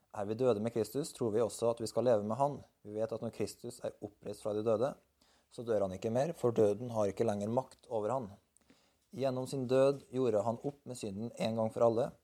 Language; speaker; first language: Norwegian; native; Norwegian